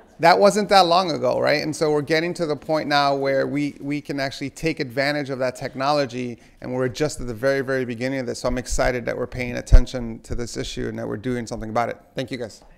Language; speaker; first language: English; native; English